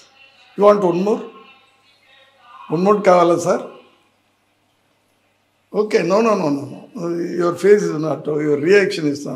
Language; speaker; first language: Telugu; non-native, learner; Tamil